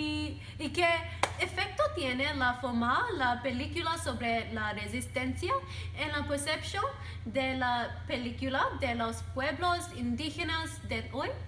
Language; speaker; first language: Spanish; non-native, learner; English